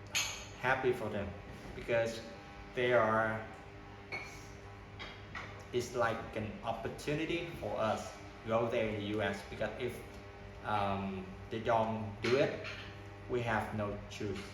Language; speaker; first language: English; non-native, learner; Vietnamese